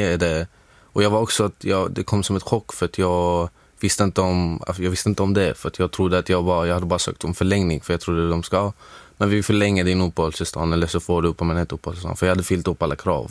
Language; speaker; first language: Swedish; non-native, fluent; Arabic